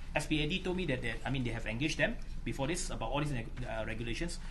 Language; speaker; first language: English; non-native, local second language; Malay